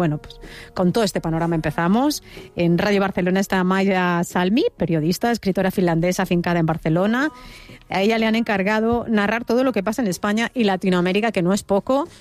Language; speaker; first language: Spanish; native; Spanish